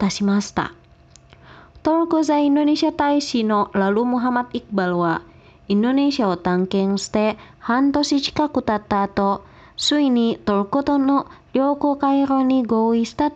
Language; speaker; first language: Japanese; non-native, fluent; Indonesian